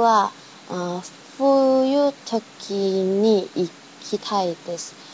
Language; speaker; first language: Japanese; non-native, learner; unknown